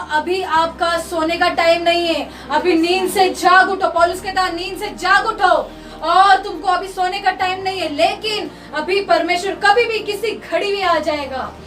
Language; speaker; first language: Hindi; non-native, local second language; Marathi